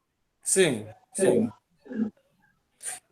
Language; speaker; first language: Portuguese; non-native, local second language; Haitian Creole